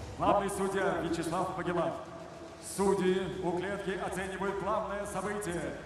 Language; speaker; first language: Russian; native; Russian